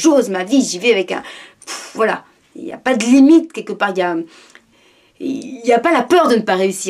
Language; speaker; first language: French; native; French